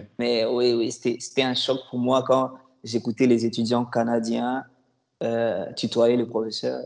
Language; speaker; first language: French; non-native, local second language; Lingala